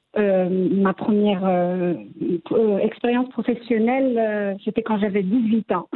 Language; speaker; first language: French; non-native, local second language; Arabic